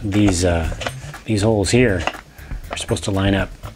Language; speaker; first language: English; native; English